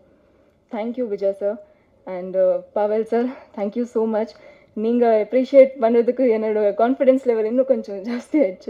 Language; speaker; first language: Tamil; non-native, fluent; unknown